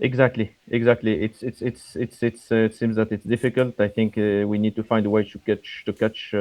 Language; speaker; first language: English; non-native, fluent; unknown